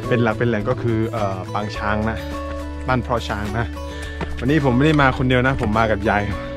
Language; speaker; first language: Thai; non-native, local second language; Karen languages